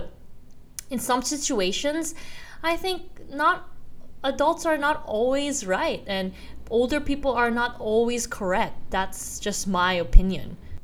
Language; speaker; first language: English; non-native, local second language; Korean